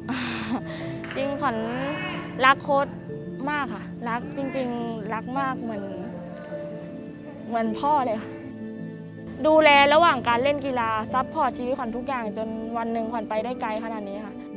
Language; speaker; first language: Thai; native; Thai